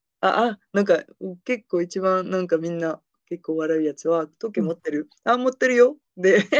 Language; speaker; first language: Japanese; non-native, fluent; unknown